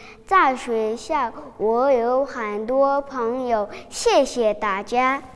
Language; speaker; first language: Chinese; non-native, learner; Mongolian